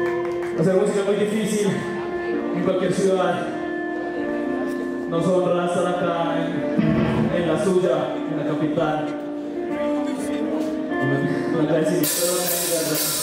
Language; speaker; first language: Italian; non-native, learner; Spanish